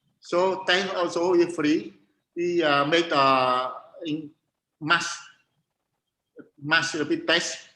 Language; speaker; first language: English; non-native, learner; Khmer